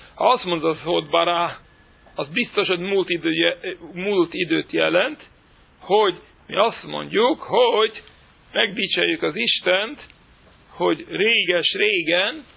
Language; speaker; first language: Hungarian; non-native, fluent; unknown